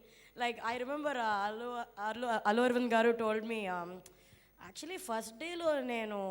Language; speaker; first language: Telugu; non-native, fluent; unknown